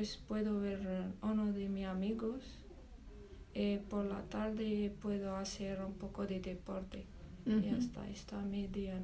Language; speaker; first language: Spanish; non-native, learner; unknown